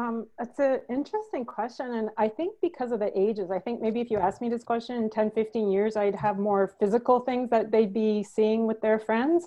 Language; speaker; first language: English; native; English